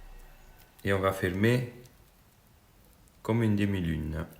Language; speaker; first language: French; non-native, fluent; Italian